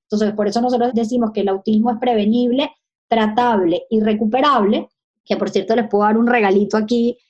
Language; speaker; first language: Spanish; native; Spanish